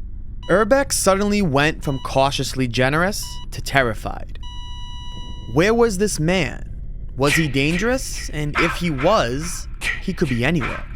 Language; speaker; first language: English; native; English